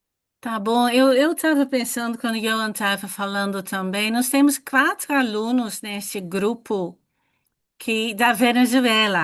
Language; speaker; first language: Portuguese; non-native, fluent; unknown